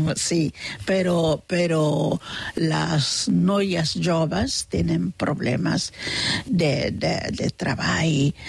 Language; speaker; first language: Catalan; non-native, fluent; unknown